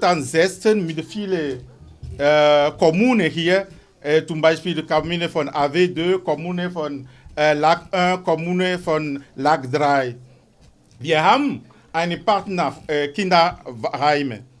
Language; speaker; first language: German; non-native, fluent; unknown